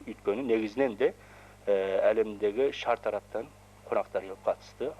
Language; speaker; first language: Kazakh; early bilingual, heritage; Kazakh